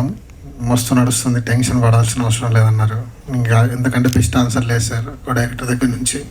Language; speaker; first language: Telugu; native; Telugu